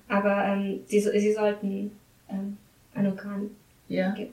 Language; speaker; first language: German; non-native, learner; English